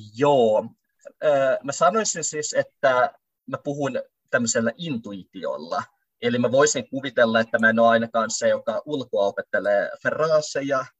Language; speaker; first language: Finnish; early bilingual, other home language; Russian